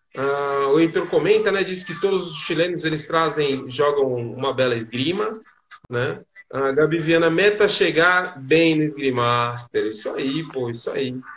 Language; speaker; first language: Portuguese; native; Portuguese